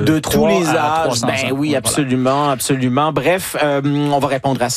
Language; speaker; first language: French; native; French